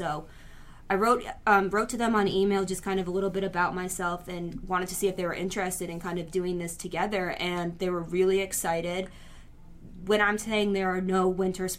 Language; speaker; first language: English; native; English